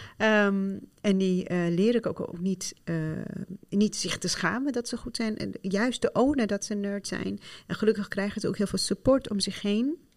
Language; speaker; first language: Dutch; non-native, fluent; Arabic